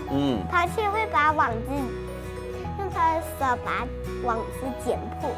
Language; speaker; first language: Chinese; early bilingual, other home language; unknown